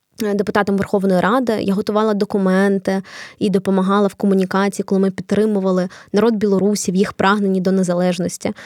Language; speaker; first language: Ukrainian; non-native, local second language; Russian